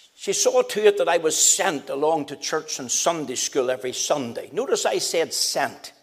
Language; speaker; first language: English; native; English